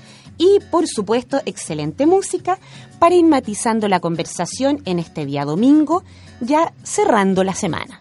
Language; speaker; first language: Spanish; native; Spanish